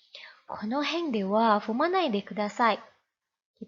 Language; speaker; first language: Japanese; non-native, fluent; Indonesian